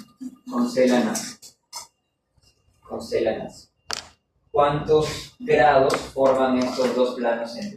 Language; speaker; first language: Spanish; native; Spanish